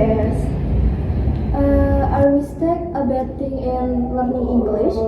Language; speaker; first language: English; non-native, learner; Indonesian